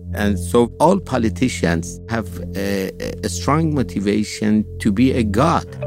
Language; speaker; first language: English; non-native, fluent; Persian